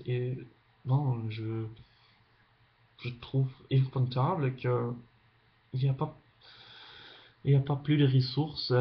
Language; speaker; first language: French; non-native, fluent; Dutch